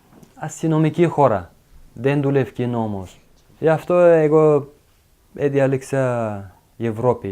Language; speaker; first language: Greek; non-native, learner; Uzbek